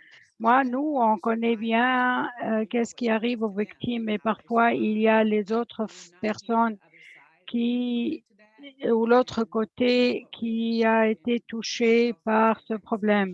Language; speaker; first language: French; non-native, fluent; English